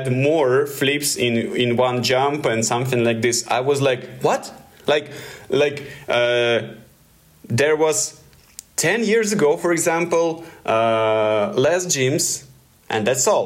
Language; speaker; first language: English; non-native, learner; Russian